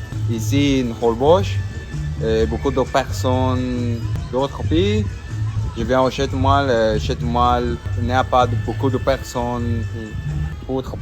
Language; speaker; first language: French; non-native, learner; Spanish